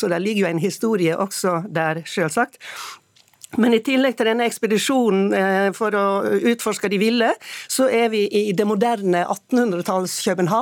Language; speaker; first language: Norwegian; native; Norwegian